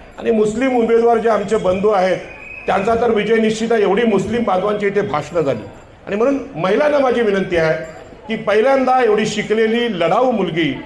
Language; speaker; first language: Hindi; non-native, local second language; Marathi